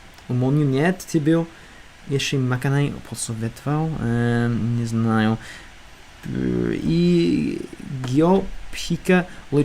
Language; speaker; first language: Russian; non-native, learner; English